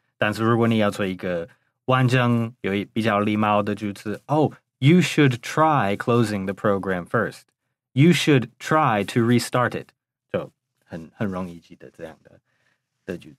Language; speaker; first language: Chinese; non-native, fluent; English